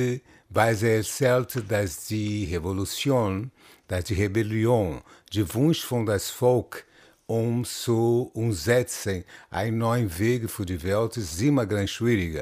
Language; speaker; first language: German; non-native, learner; Portuguese